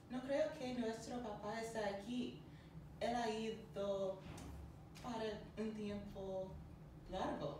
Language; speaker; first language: Spanish; non-native, learner; English